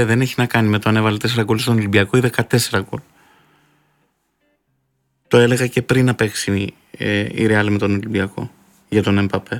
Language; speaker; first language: Greek; native; Greek